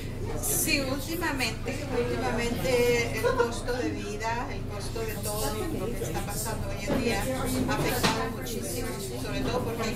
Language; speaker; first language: Spanish; early bilingual, other home language; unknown